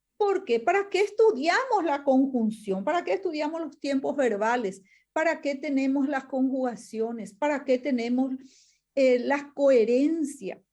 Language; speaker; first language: Spanish; non-native, local second language; Guarani